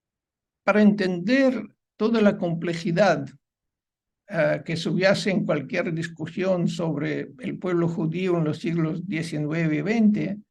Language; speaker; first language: Spanish; non-native, fluent; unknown